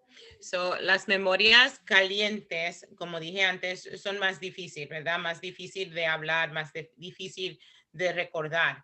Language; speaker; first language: Spanish; early bilingual, heritage; Spanish